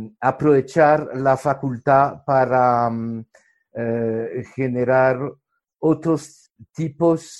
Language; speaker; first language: Spanish; non-native, fluent; French